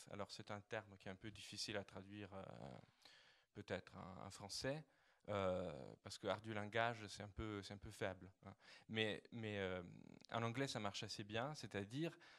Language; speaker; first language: French; non-native, fluent; Italian